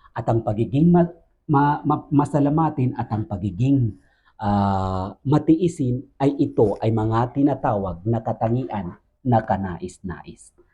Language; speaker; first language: Filipino; non-native, local second language; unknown